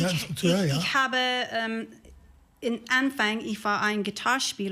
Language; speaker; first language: German; non-native, learner; English